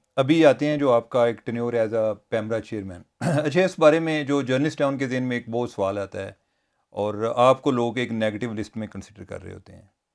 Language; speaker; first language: Urdu; non-native, local second language; Punjabi